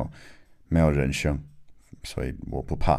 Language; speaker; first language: Chinese; non-native, learner; English